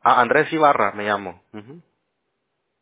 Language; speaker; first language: Spanish; early bilingual, heritage; Spanish